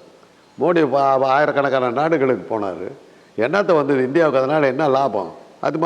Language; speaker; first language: Tamil; native; Tamil